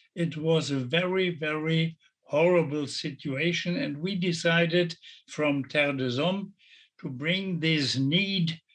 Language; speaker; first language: English; non-native, fluent; German